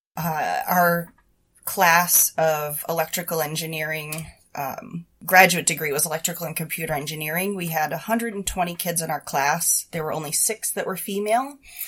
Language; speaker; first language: English; native; English